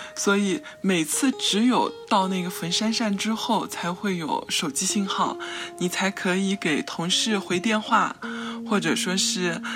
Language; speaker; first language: Chinese; native; Chinese